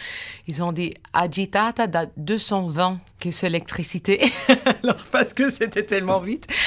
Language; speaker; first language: French; non-native, fluent; English